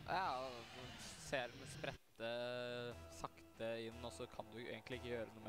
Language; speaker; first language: Norwegian; native; Norwegian